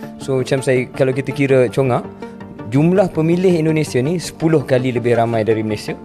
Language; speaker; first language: Malay; native; Malay